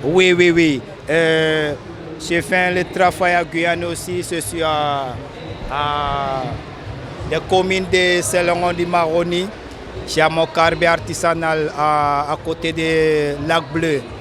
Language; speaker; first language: French; non-native, local second language; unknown